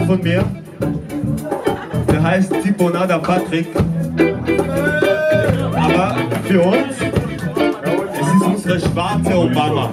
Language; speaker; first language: German; non-native, learner; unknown